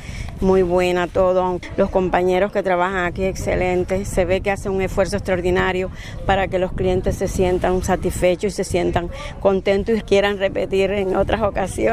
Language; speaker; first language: Spanish; native; Spanish